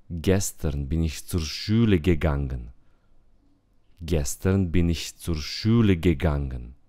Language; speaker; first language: German; non-native, fluent; Romanian